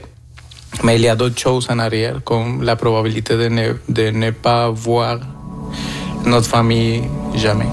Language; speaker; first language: French; non-native, fluent; Spanish